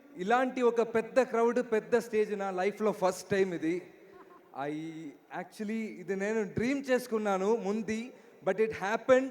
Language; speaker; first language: Telugu; non-native, learner; Malayalam